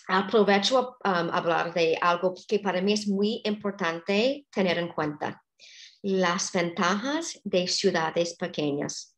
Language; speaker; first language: Spanish; non-native, fluent; English